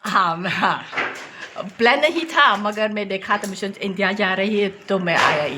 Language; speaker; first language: Hindi; early bilingual, heritage; Hindi